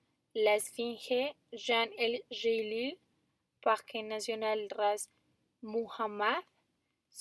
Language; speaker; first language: French; non-native, learner; Spanish